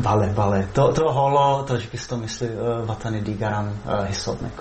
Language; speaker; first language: Persian; non-native, fluent; Czech